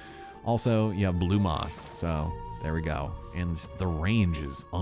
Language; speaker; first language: English; native; English